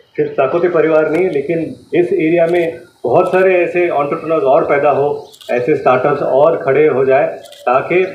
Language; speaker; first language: Hindi; non-native, local second language; Marathi